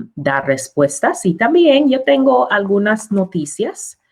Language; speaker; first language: Spanish; non-native, learner; English